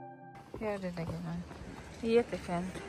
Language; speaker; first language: Swedish; non-native, learner; Filipino